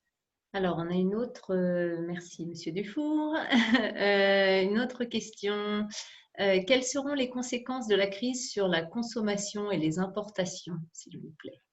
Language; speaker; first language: French; native; French